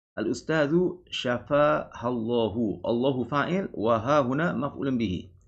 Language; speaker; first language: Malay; native; Malay